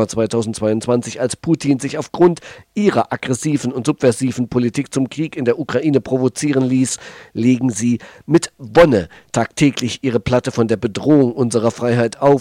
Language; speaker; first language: German; native; German